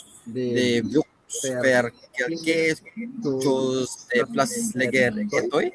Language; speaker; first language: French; non-native, learner; Spanish